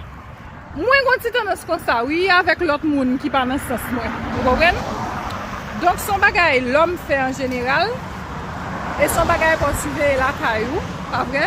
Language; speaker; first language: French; non-native, learner; Haitian Creole